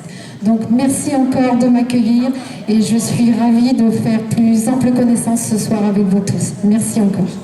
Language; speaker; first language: French; native; French